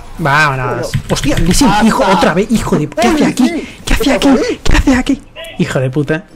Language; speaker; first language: Spanish; native; Spanish